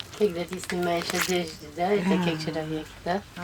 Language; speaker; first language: Russian; non-native, learner; French